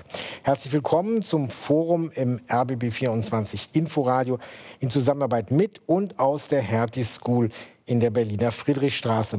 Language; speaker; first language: German; native; German